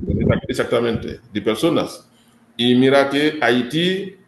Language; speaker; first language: Spanish; non-native, fluent; Haitian Creole